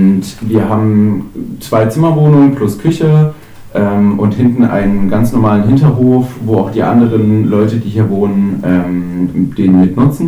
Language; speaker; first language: German; native; German